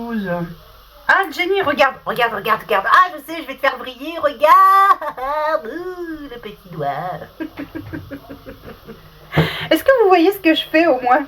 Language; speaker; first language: French; native; French